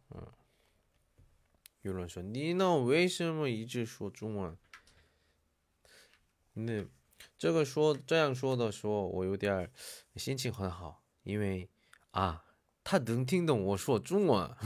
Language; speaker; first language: Chinese; non-native, learner; Korean